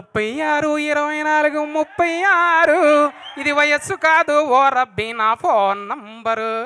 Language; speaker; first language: Telugu; native; Telugu